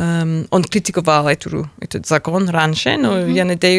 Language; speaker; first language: Russian; non-native, learner; English